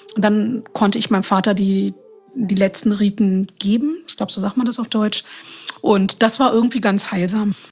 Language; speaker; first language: German; non-native, fluent; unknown